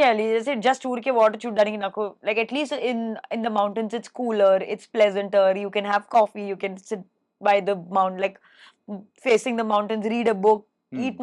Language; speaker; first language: Telugu; non-native, learner; Hindi